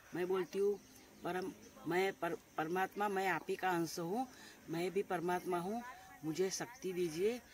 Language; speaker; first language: Hindi; non-native, local second language; Gujarati